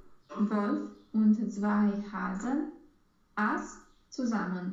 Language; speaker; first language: German; non-native, learner; Romanian